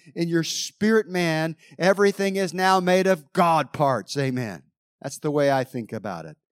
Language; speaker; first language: English; native; English